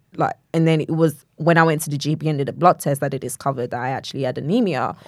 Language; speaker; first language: English; non-native, local second language; Yoruba